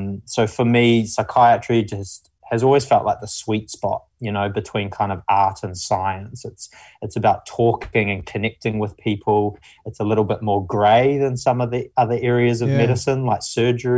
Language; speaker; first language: English; native; English